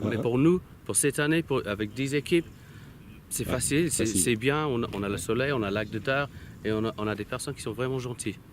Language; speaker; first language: French; non-native, learner; English